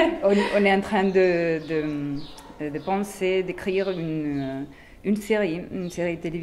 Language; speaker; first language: French; non-native, fluent; Spanish